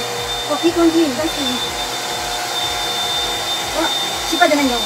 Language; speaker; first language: Japanese; non-native, fluent; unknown